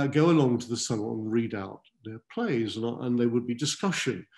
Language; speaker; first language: English; native; English